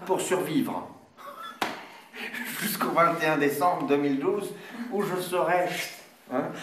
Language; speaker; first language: French; non-native, fluent; English